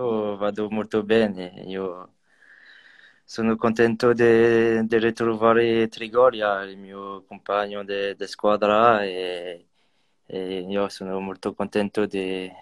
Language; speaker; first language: Italian; non-native, learner; French